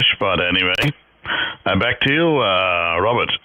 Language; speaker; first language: English; non-native, fluent; Dutch